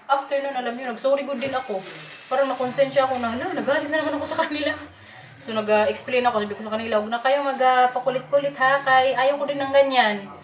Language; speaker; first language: Filipino; non-native, local second language; Waray